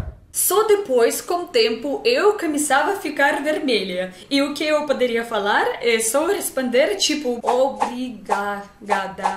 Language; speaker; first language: Portuguese; non-native, fluent; Russian